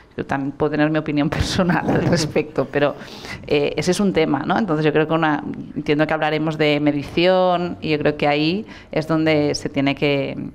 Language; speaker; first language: Spanish; non-native, local second language; Catalan